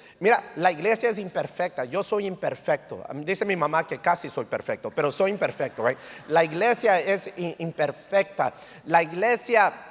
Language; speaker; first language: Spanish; early bilingual, heritage; English